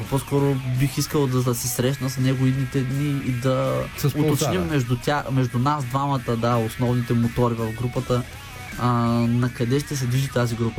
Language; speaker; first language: Bulgarian; native; Bulgarian